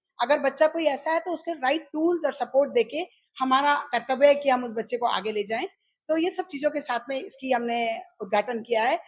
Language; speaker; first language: Hindi; native; Hindi